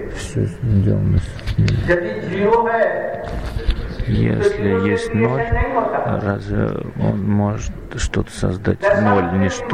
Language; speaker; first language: Russian; non-native, fluent; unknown